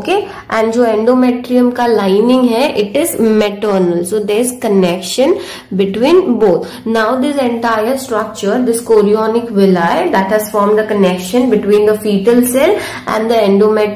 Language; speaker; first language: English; non-native, local second language; Hindi